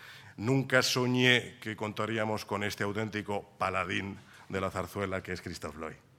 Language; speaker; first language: Spanish; native; Spanish